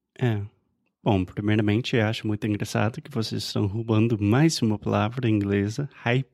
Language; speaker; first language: Portuguese; non-native, fluent; English